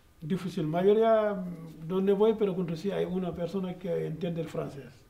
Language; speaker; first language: Spanish; non-native, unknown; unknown